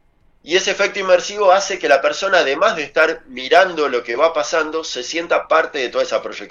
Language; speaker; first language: Spanish; native; Spanish